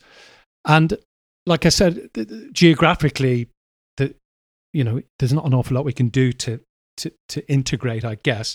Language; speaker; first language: English; native; English